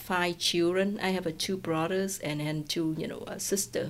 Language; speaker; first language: English; non-native, fluent; Vietnamese